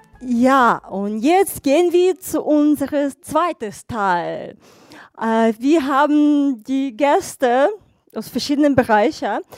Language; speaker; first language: German; non-native, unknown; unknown